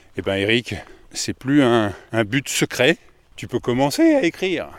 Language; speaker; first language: French; native; French